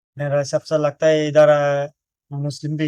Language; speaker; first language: Hindi; non-native, learner; Bangla